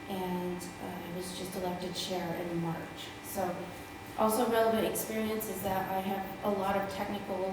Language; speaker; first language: English; native; English